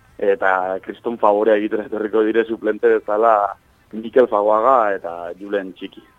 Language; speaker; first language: Basque; native; Basque